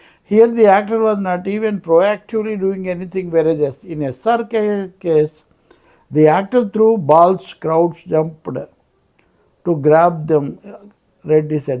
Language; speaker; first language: English; non-native, local second language; Telugu